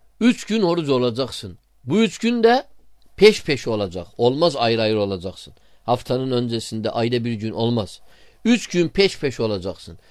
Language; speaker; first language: Turkish; non-native, fluent; Arabic